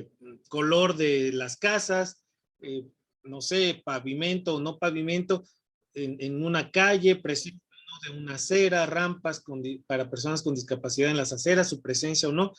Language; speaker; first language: Spanish; native; Spanish